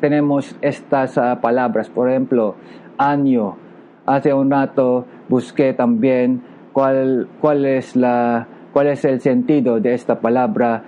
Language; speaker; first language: Spanish; non-native, local second language; Filipino